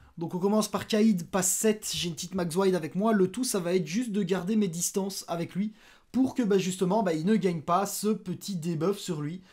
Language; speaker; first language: French; native; French